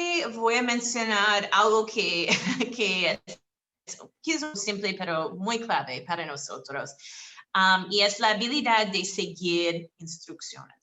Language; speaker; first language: Spanish; non-native, fluent; English